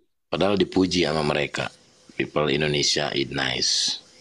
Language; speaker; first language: English; non-native, learner; Indonesian